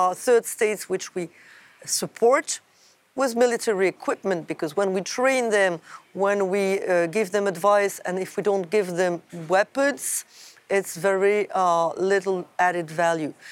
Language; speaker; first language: English; non-native, fluent; French